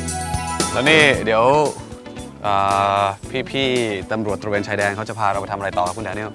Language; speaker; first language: Thai; native; Thai